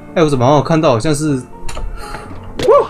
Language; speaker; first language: Chinese; native; Chinese